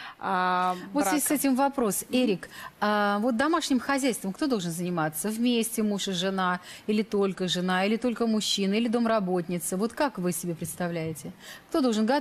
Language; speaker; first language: Russian; native; Russian